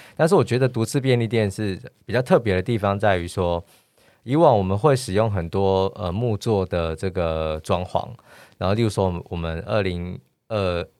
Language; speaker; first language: Chinese; native; Chinese